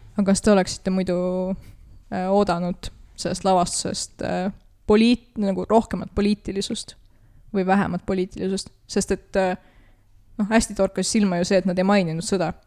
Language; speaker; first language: Estonian; non-native, local second language; Russian